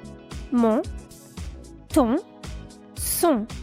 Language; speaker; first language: French; non-native, fluent; Spanish